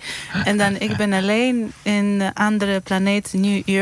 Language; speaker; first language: Dutch; non-native, learner; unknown